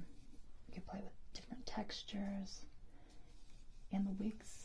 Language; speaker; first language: English; native; English